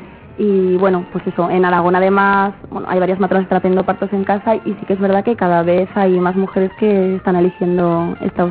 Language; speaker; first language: Spanish; native; Spanish